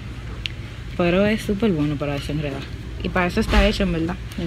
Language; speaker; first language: Spanish; native; Spanish